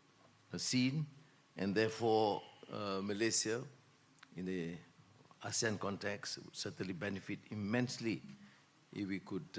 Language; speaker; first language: English; non-native, local second language; Malay